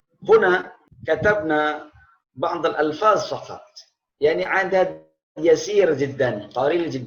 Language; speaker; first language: Arabic; non-native, fluent; Indonesian